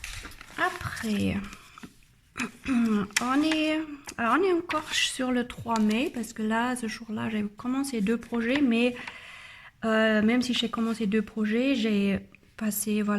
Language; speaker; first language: French; non-native, learner; German